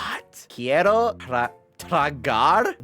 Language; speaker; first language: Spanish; non-native, learner; English